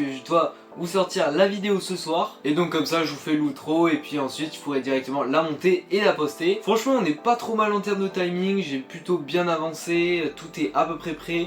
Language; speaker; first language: French; native; French